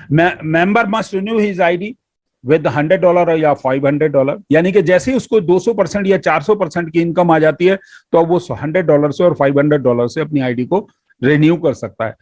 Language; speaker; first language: Hindi; native; Hindi